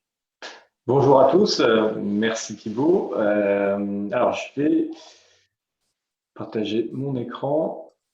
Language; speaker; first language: French; native; French